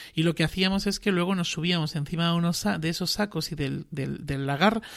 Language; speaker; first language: Spanish; native; Spanish